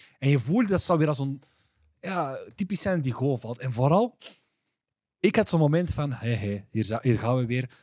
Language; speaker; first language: Dutch; early bilingual, other home language; Arabic